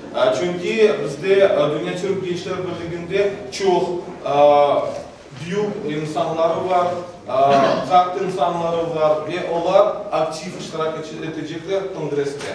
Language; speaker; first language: Turkish; non-native, learner; Tatar